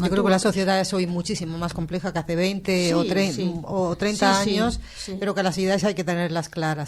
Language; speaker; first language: Spanish; native; Spanish